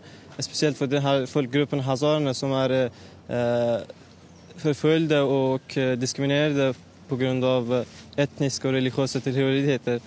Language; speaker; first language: Swedish; non-native, learner; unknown